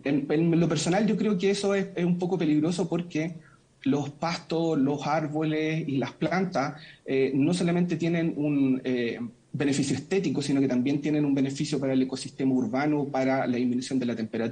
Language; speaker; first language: Spanish; native; Spanish